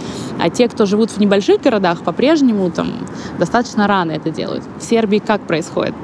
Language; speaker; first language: Russian; native; Russian